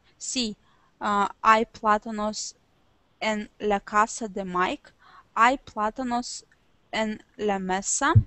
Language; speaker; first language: Spanish; non-native, learner; Russian